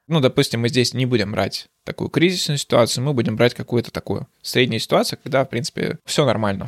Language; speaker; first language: Russian; native; Russian